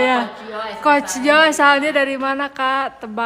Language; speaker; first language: Indonesian; native; Indonesian